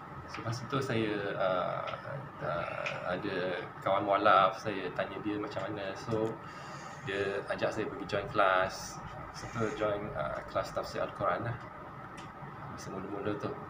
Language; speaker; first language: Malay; non-native, local second language; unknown